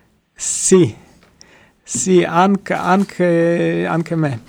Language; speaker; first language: Italian; non-native, fluent; Latvian